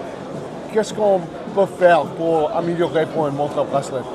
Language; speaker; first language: French; non-native, learner; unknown